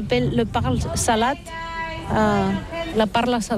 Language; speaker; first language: French; non-native, learner; Catalan